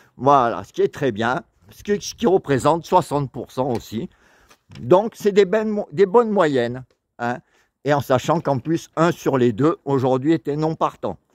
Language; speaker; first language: French; native; French